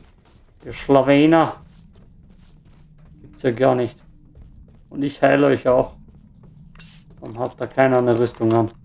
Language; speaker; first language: German; native; German